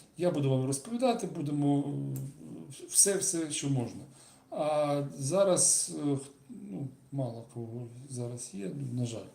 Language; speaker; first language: Ukrainian; non-native, local second language; Russian